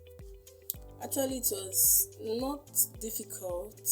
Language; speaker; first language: English; non-native, local second language; Igbo